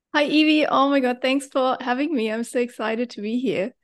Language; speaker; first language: English; non-native, fluent; German